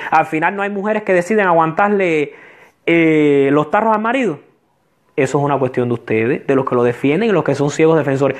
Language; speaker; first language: Spanish; native; Spanish